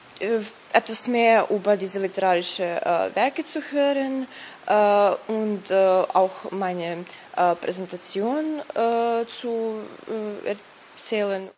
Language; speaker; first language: German; non-native, learner; Serbian